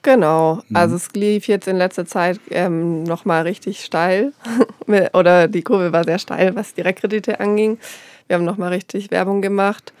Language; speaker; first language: German; native; German